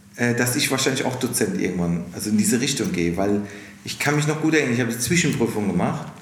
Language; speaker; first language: German; native; German